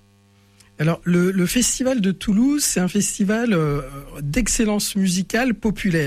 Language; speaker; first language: French; native; French